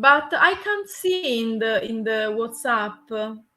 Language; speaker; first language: English; non-native, learner; Italian